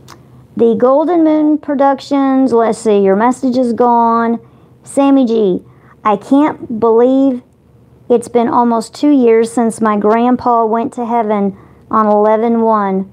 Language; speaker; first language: English; native; English